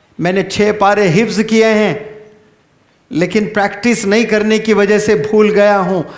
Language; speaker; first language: Urdu; native; Urdu